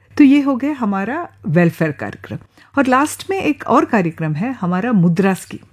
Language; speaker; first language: Hindi; non-native, local second language; Malayalam